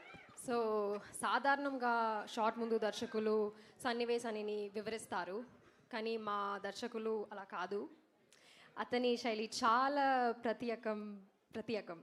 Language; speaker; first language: Telugu; non-native, learner; Malayalam